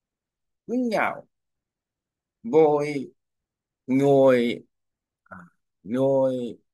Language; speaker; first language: Vietnamese; non-native, learner; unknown